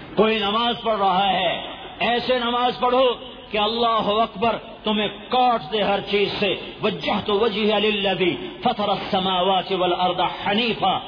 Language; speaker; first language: Urdu; non-native, local second language; Punjabi